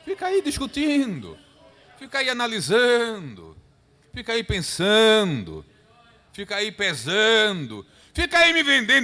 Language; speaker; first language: Portuguese; native; Portuguese